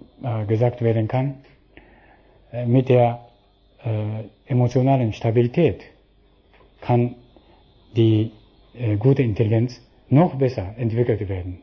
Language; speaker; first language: German; non-native, fluent; Japanese